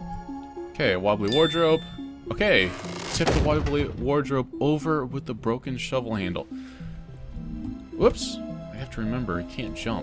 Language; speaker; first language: English; native; English